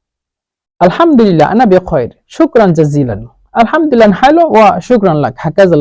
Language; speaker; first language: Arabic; non-native, fluent; Bangla